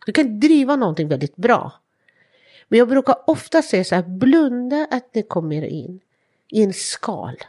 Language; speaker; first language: Swedish; non-native, fluent; Persian